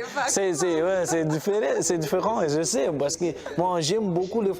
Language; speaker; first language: French; non-native, learner; Portuguese